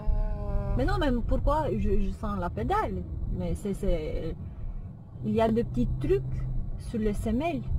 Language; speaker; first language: French; non-native, fluent; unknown